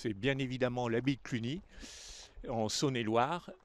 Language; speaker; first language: French; native; French